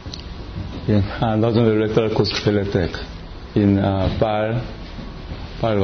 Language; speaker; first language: Hungarian; non-native, learner; Korean